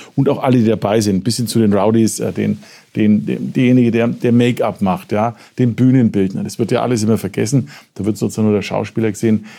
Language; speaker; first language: German; native; German